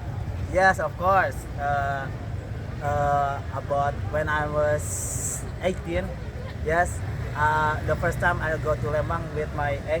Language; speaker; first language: English; non-native, learner; Indonesian